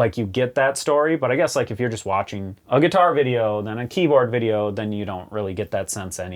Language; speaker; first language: English; native; English